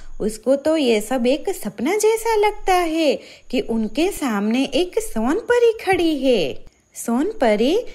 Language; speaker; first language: Hindi; native; Hindi